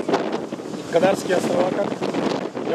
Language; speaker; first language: Russian; native; Russian